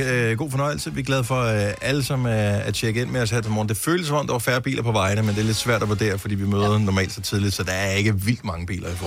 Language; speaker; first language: Danish; native; Danish